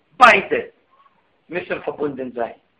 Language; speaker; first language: German; non-native, fluent; Arabic